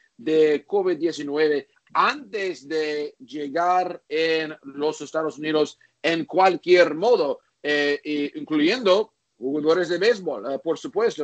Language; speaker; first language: Spanish; non-native, learner; English